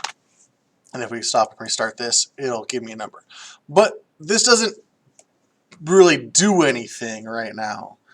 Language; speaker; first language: English; native; English